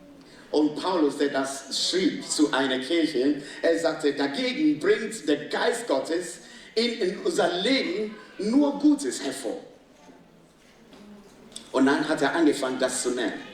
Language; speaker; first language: German; non-native, fluent; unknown